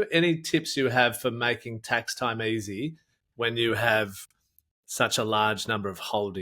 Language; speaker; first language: English; native; English